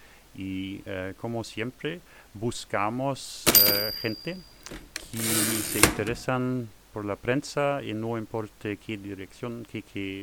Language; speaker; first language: Spanish; non-native, learner; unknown